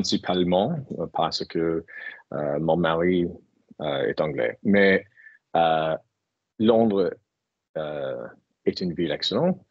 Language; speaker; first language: French; non-native, fluent; English